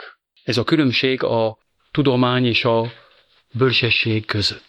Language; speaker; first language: Hungarian; non-native, fluent; French